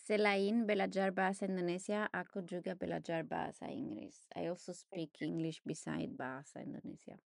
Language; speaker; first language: Indonesian; non-native, learner; English